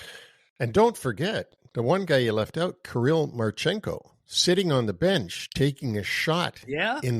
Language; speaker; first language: English; native; English